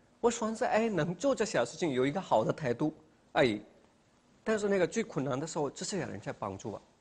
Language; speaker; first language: Chinese; non-native, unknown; Hindi